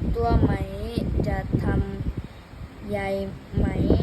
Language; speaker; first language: Thai; early bilingual, heritage; Thai